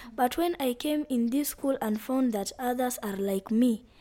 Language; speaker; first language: English; non-native, local second language; Luyia